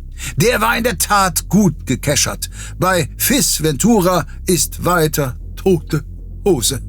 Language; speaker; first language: German; native; German